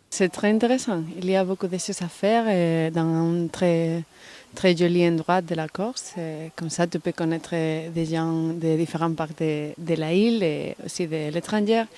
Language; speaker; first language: French; non-native, learner; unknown